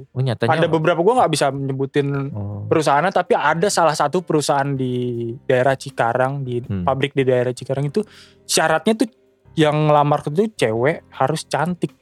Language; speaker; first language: Indonesian; native; Indonesian